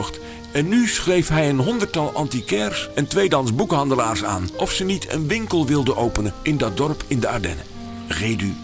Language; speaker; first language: Dutch; native; Dutch